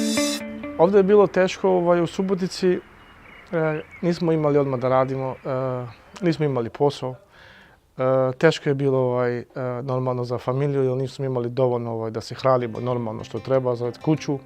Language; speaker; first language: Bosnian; non-native, local second language; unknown